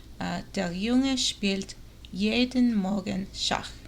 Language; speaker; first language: German; non-native, learner; English